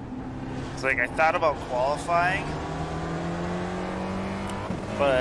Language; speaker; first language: English; native; English